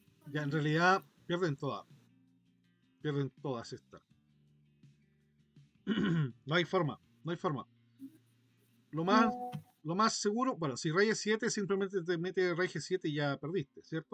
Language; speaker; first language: Spanish; native; Spanish